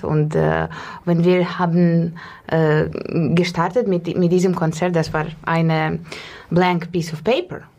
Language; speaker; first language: German; non-native, fluent; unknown